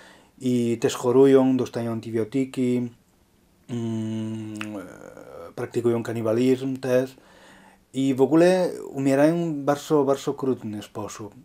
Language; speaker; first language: Polish; non-native, learner; Spanish